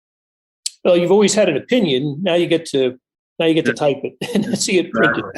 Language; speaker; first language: English; native; English